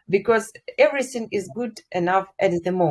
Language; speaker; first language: English; non-native, fluent; Russian